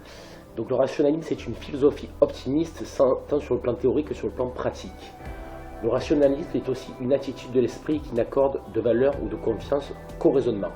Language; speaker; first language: French; native; French